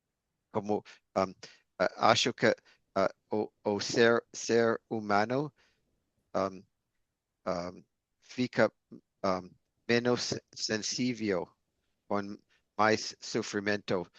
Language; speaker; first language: Portuguese; non-native, learner; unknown